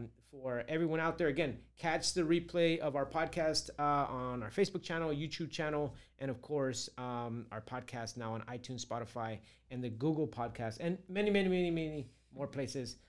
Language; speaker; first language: English; early bilingual, other home language; Spanish